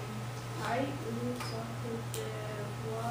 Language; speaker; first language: Japanese; non-native, learner; English